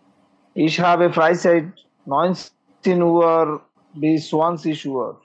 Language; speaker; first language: German; non-native, learner; Bangla